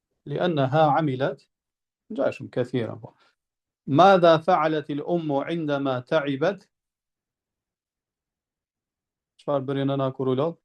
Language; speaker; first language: Arabic; non-native, fluent; Albanian